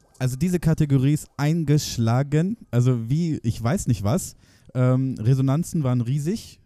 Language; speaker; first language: German; native; German